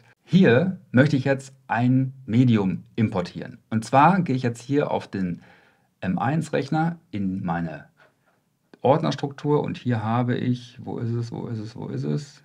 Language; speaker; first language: German; native; German